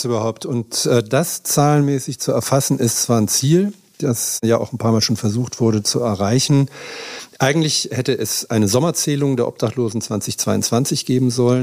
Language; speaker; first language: German; native; German